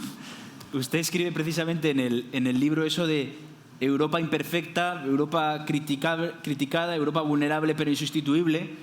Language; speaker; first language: Spanish; native; Spanish